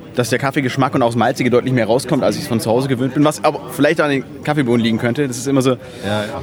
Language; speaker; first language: German; native; German